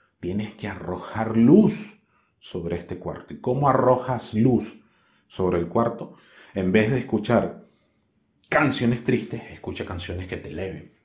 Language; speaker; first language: Spanish; native; Spanish